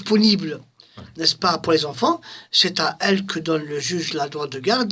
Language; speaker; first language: French; non-native, local second language; Arabic